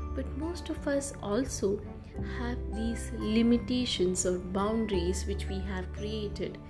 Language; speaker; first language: English; non-native, local second language; Hindi